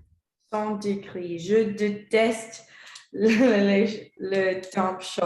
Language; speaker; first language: French; non-native, learner; Spanish